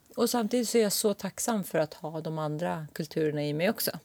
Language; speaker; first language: Swedish; non-native, local second language; Kurdish